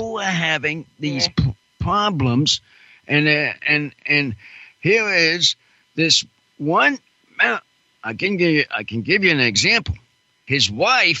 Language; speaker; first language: English; non-native, fluent; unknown